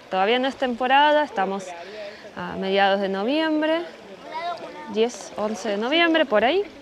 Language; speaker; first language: Spanish; early bilingual, other home language; Russian